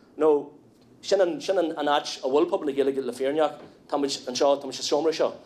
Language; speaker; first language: Irish; non-native, local second language; English